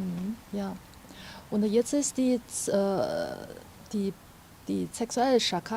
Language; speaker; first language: German; non-native, fluent; Chinese